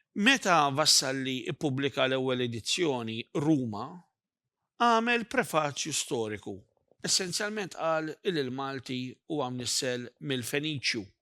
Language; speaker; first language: Maltese; native; Maltese